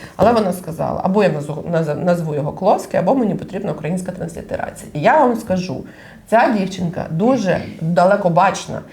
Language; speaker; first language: Ukrainian; non-native, local second language; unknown